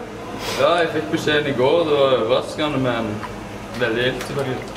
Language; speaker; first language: Norwegian; native; Norwegian